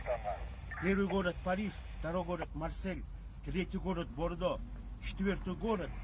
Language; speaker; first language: Russian; non-native, local second language; Kyrgyz